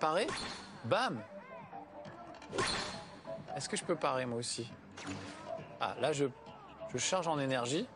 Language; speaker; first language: French; native; French